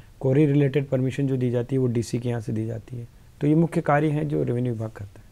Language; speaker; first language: Hindi; native; Hindi